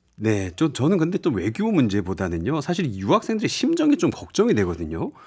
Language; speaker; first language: Korean; native; Korean